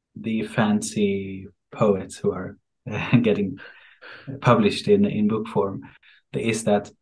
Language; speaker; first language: English; non-native, fluent; Swedish